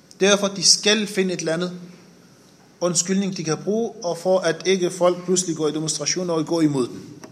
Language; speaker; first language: Danish; non-native, fluent; Arabic